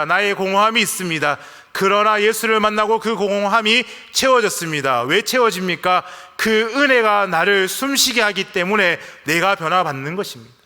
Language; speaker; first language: Korean; native; Korean